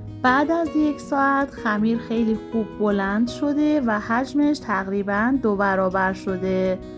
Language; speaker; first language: Persian; native; Persian